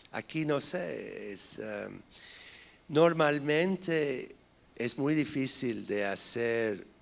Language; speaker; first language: Spanish; non-native, fluent; English